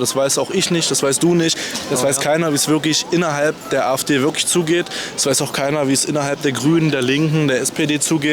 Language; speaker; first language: German; native; German